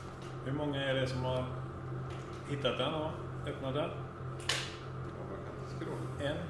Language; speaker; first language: Swedish; native; Swedish